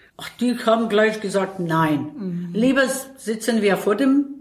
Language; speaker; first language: German; non-native, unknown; Bosnian